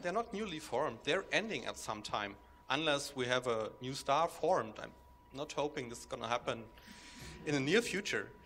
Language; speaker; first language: English; non-native, fluent; German